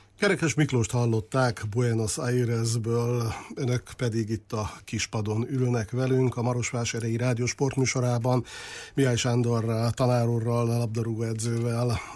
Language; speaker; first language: Hungarian; native; Hungarian